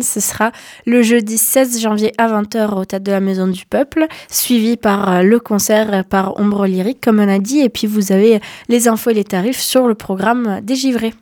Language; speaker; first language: French; native; French